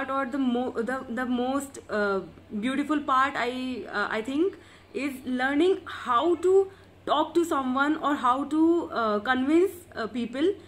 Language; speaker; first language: English; non-native, local second language; Hindi